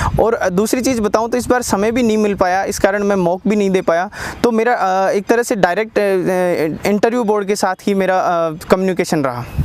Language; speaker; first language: Hindi; native; Hindi